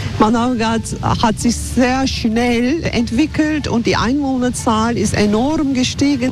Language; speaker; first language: German; non-native, fluent; Turkish